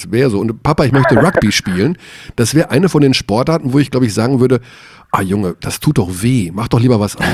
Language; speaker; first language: German; native; German